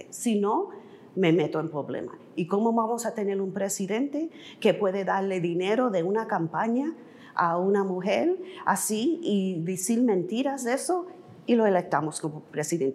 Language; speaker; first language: Spanish; early bilingual, heritage; English